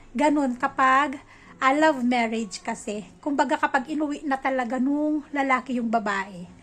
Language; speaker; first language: Filipino; native; Filipino